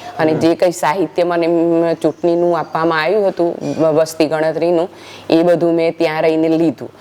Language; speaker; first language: Gujarati; native; Gujarati